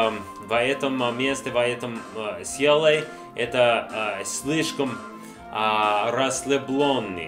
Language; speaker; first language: Russian; non-native, learner; English